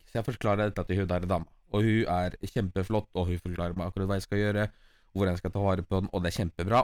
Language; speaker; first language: Norwegian; early bilingual, other home language; Polish